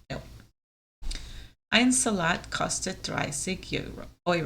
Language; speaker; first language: German; non-native, learner; English